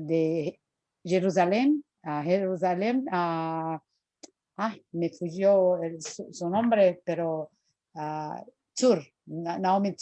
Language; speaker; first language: Spanish; non-native, fluent; Portuguese